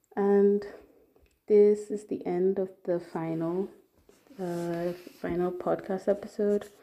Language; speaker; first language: English; non-native, local second language; Yoruba